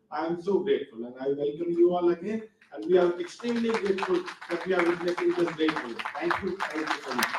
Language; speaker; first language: Hindi; native; Hindi